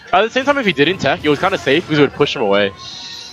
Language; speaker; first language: English; native; English